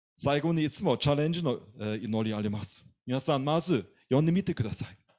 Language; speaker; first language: Japanese; non-native, fluent; German